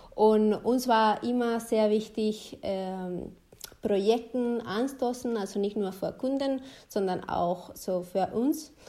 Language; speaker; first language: German; non-native, fluent; Spanish